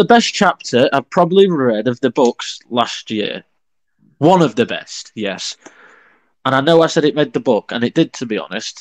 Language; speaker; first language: English; native; English